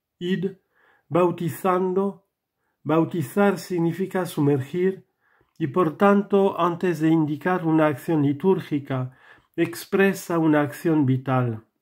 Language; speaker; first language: Spanish; non-native, fluent; French